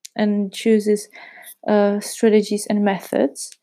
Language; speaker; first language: English; non-native, fluent; Czech